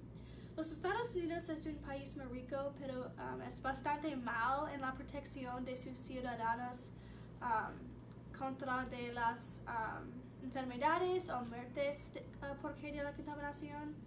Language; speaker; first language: Spanish; non-native, learner; English